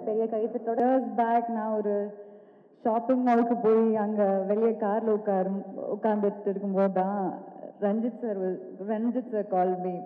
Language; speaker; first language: Tamil; non-native, local second language; Malayalam